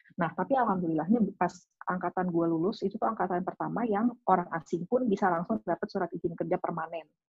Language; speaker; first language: Indonesian; native; Indonesian